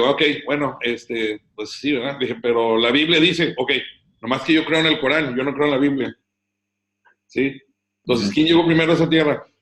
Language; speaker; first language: Spanish; native; Spanish